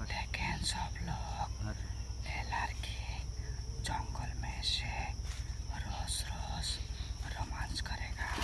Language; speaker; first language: Hindi; non-native, learner; Bangla